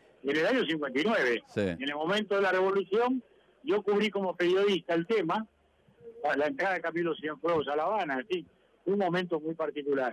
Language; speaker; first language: Spanish; native; Spanish